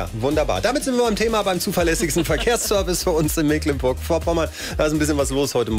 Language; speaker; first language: German; native; German